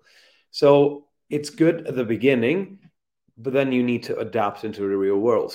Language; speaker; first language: English; non-native, fluent; Italian